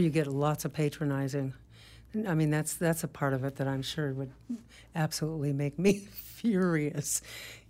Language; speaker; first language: English; native; English